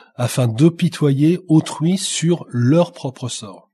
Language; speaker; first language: French; native; French